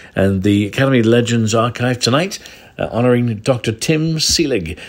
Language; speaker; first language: English; native; English